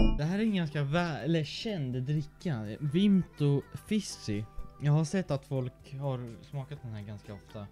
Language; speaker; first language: Swedish; native; Swedish